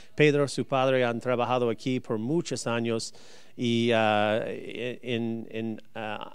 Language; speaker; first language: Spanish; early bilingual, heritage; Spanish